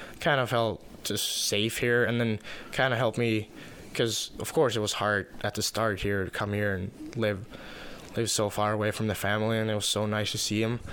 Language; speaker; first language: English; non-native, fluent; Finnish